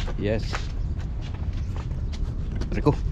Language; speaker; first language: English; non-native, learner; Filipino